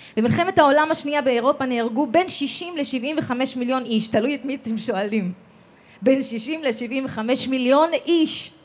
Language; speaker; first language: Hebrew; native; Hebrew